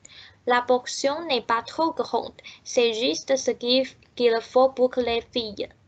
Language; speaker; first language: French; non-native, learner; Chinese